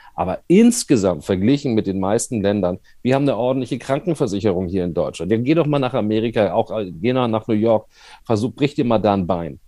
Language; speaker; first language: German; native; German